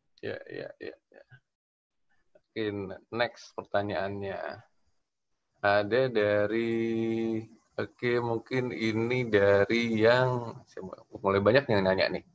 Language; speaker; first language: Indonesian; native; Indonesian